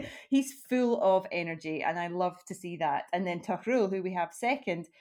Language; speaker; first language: English; native; English